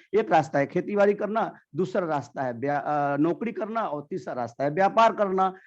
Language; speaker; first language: Hindi; native; Hindi